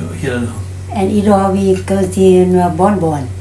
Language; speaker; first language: Swedish; non-native, learner; Thai